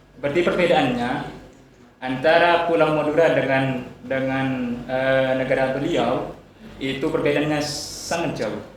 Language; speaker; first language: Indonesian; non-native, local second language; Madurese